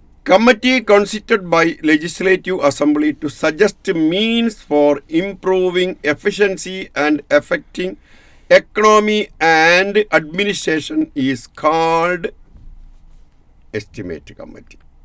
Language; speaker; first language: English; non-native, local second language; Malayalam